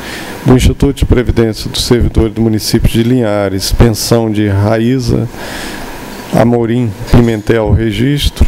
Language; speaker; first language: Portuguese; native; Portuguese